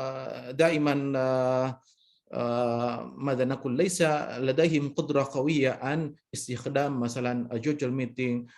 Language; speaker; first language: Arabic; non-native, fluent; Indonesian